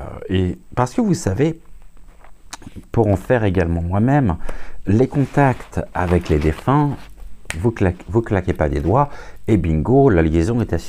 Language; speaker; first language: French; native; French